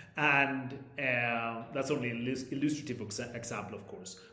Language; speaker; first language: English; non-native, fluent; Swedish